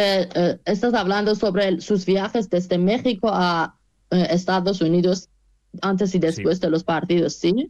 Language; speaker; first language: Spanish; non-native, fluent; Persian